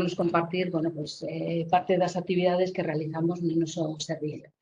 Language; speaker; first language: Spanish; native; Spanish